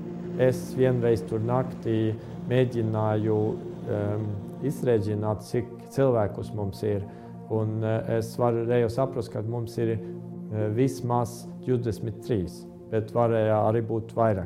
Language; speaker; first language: Latvian; non-native, fluent; Estonian